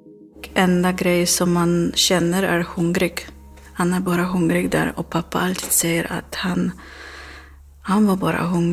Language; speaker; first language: Swedish; non-native, learner; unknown